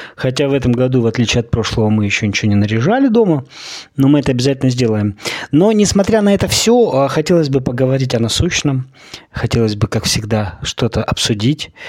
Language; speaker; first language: Russian; native; Russian